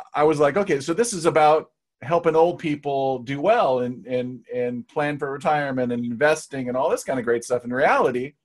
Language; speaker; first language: English; native; English